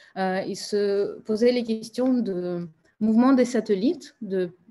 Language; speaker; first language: French; non-native, fluent; Russian